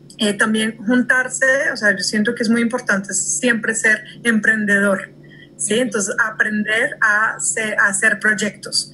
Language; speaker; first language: Spanish; early bilingual, heritage; Spanish